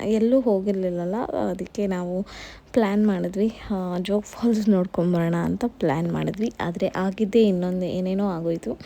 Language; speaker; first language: Kannada; non-native, local second language; Marathi